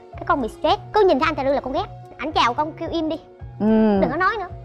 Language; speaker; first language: Vietnamese; native; Vietnamese